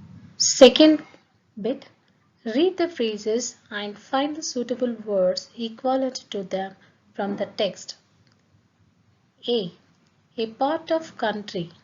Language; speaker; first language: English; non-native, local second language; Telugu